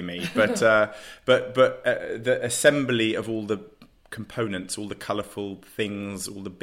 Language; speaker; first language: English; native; English